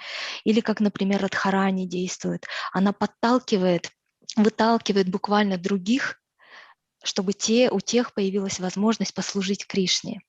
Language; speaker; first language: Russian; native; Russian